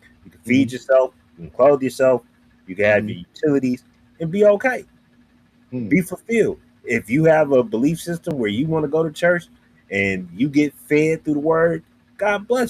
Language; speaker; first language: English; native; English